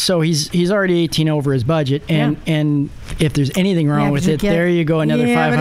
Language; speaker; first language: English; native; English